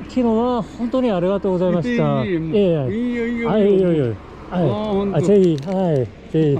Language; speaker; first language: Japanese; non-native, learner; Korean